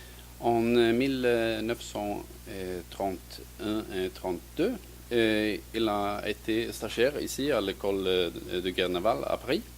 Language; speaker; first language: French; non-native, fluent; Swedish